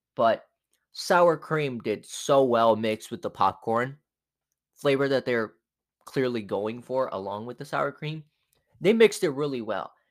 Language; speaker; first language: English; non-native, fluent; Spanish